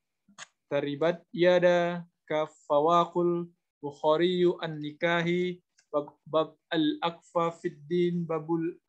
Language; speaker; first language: Arabic; non-native, learner; Indonesian